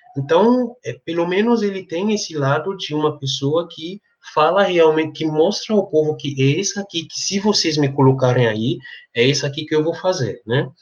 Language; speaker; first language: Portuguese; non-native, fluent; French